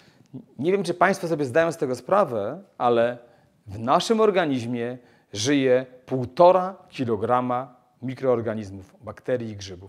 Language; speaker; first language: Polish; native; Polish